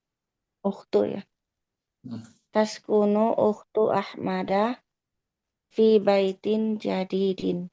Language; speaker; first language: Arabic; non-native, learner; Indonesian